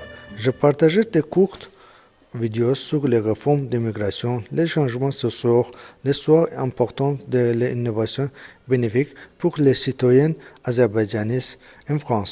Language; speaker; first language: French; non-native, learner; Azerbaijani